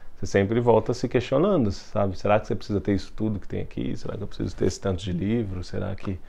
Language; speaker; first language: Portuguese; native; Portuguese